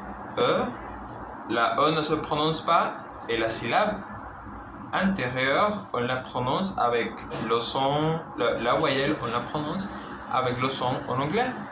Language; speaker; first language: French; non-native, learner; Spanish